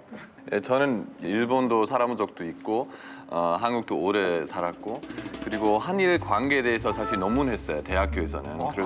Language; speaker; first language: Korean; non-native, fluent; German